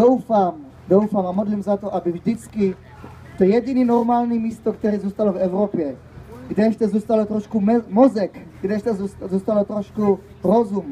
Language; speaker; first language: Czech; early bilingual, heritage; Czech